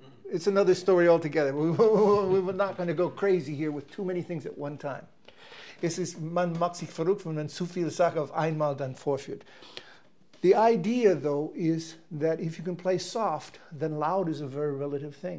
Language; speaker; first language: English; native; English